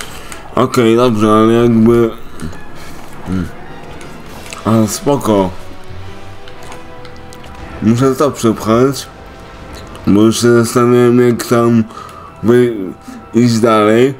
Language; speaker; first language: Polish; native; Polish